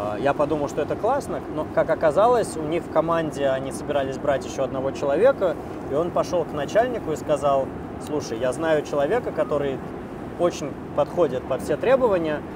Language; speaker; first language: Russian; early bilingual, heritage; Russian